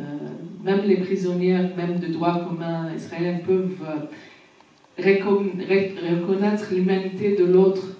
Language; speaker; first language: French; non-native, fluent; Arabic